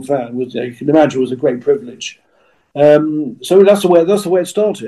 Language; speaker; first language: English; native; English